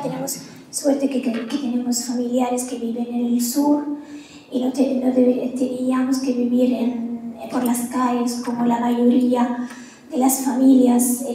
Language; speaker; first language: Spanish; non-native, fluent; Arabic